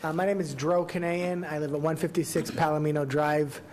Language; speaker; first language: English; native; English